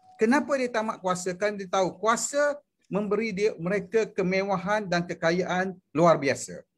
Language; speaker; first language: Malay; native; Malay